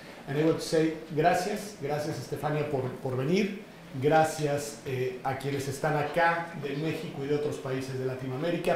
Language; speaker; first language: Spanish; native; Spanish